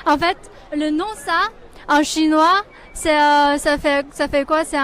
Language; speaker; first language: French; non-native, fluent; Chinese